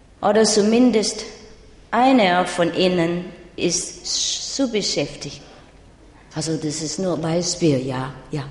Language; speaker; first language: German; non-native, learner; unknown